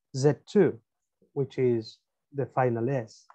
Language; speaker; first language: English; non-native, fluent; Spanish